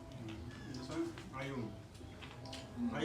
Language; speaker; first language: English; non-native, local second language; Malayalam